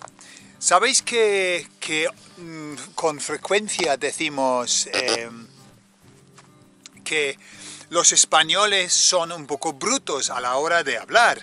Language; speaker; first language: Spanish; native; Spanish